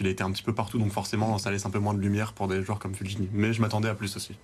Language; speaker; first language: French; native; French